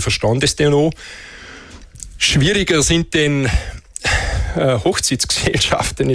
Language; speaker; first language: German; native; German